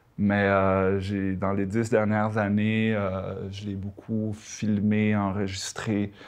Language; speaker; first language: French; early bilingual, other home language; Spanish